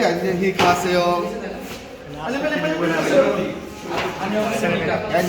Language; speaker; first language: Korean; non-native, learner; Bangla